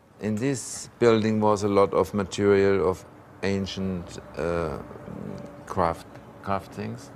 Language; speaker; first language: English; non-native, fluent; German